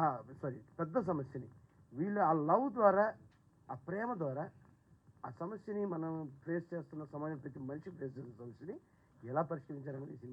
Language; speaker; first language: Telugu; native; Telugu